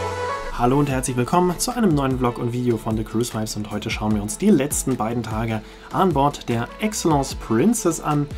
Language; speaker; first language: German; native; German